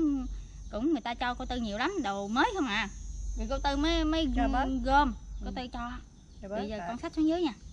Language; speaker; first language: Vietnamese; native; Vietnamese